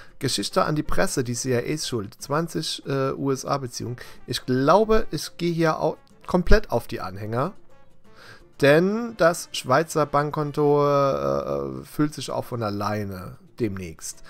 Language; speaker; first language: German; native; German